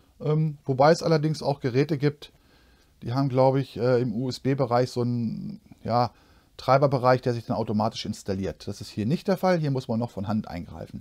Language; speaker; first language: German; native; German